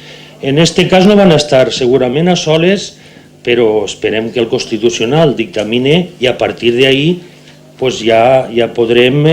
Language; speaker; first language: Catalan; native; Catalan